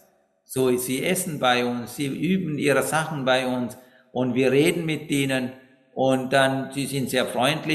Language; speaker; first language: German; non-native, fluent; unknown